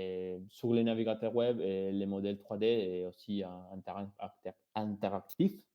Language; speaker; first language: French; non-native, fluent; Spanish